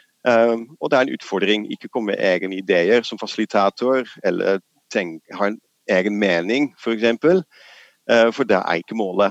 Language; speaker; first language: Norwegian; non-native, fluent; Dutch